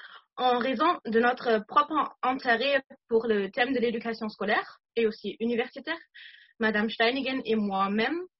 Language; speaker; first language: French; non-native, fluent; German